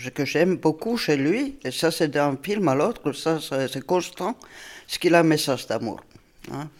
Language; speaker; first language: French; non-native, fluent; Finnish